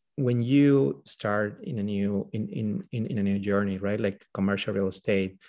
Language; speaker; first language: English; non-native, fluent; Spanish